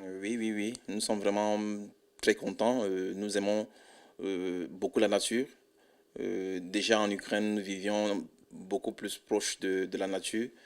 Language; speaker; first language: French; non-native, fluent; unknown